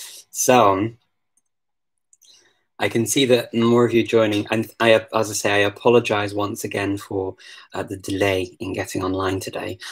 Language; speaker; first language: English; native; English